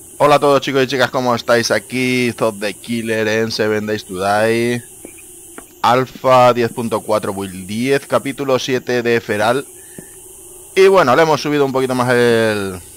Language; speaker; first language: Spanish; native; Spanish